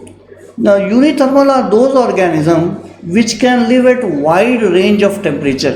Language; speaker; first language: English; non-native, local second language; Hindi